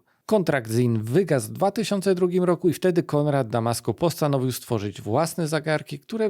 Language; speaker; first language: Polish; native; Polish